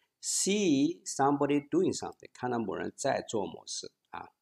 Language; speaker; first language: Chinese; native; Chinese